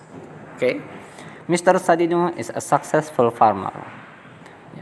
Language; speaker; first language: English; non-native, fluent; Indonesian